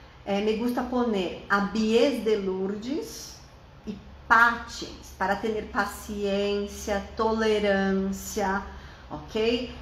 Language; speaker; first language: Spanish; non-native, fluent; Portuguese